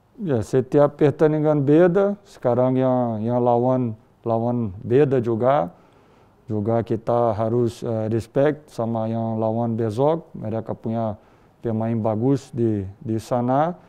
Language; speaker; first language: Indonesian; non-native, learner; Portuguese